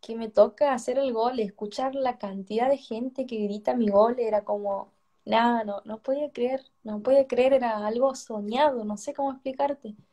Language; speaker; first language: Spanish; native; Spanish